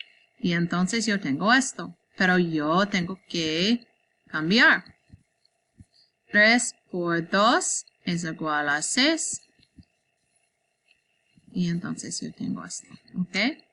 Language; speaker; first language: Spanish; non-native, learner; English